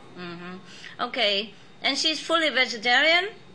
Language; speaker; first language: English; non-native, fluent; Vietnamese